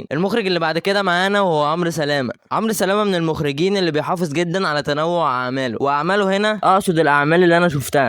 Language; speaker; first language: Arabic; native; Arabic